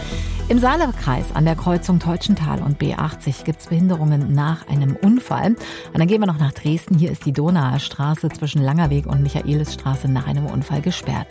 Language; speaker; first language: German; native; German